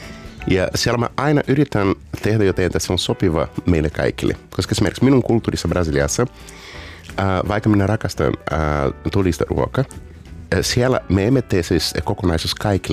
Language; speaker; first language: Finnish; non-native, learner; Portuguese